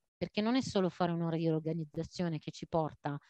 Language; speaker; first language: Italian; non-native, fluent; Maltese